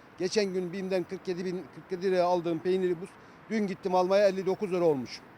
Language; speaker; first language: Turkish; native; Turkish